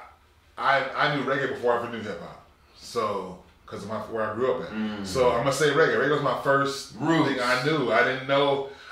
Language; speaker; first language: English; native; English